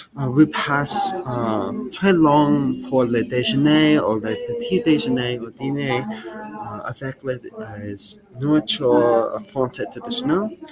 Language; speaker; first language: French; non-native, learner; English